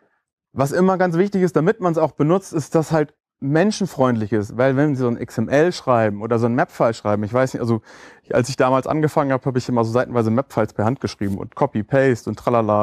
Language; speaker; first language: German; native; German